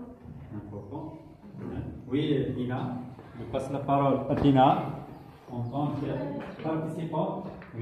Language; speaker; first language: French; non-native, local second language; Kabyle